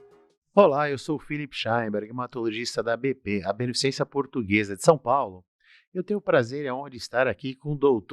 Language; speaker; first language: Portuguese; native; Portuguese